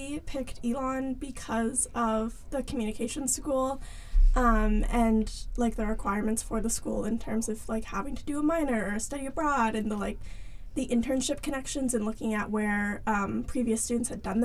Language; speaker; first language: English; native; English